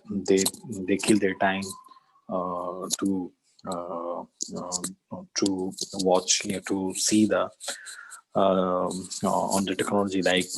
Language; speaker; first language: English; non-native, learner; Urdu